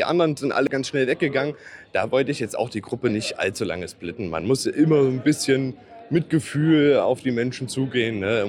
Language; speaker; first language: German; native; German